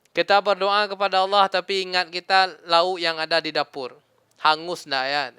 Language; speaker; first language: Malay; non-native, local second language; Minangkabau